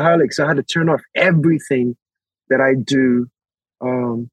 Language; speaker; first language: English; non-native, local second language; Yoruba